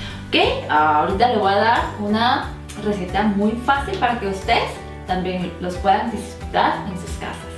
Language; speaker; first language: Spanish; non-native, fluent; Korean